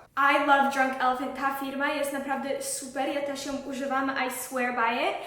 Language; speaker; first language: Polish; early bilingual, heritage; Polish